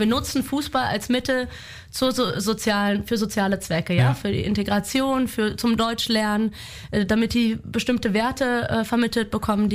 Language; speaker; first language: German; native; German